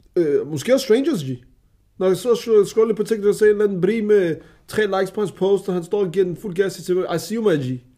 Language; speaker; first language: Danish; early bilingual, other home language; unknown